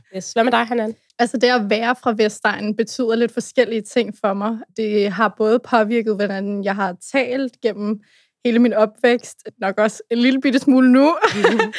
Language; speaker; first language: Danish; early bilingual, other home language; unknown